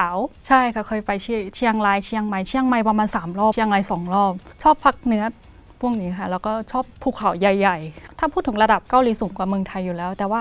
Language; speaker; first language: Thai; non-native, fluent; Korean